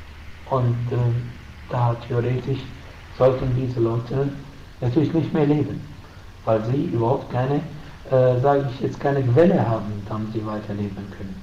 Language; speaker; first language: German; non-native, fluent; Arabic